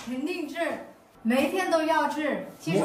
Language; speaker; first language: Chinese; non-native, fluent; Vietnamese